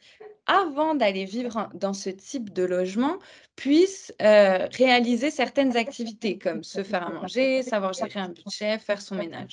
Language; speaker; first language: French; native; French